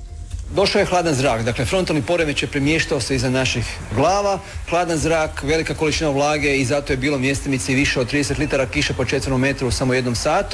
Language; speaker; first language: Serbian; native; Serbian